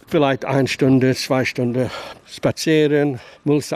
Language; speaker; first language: German; non-native, learner; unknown